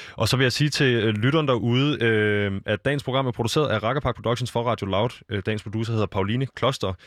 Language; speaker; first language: Danish; native; Danish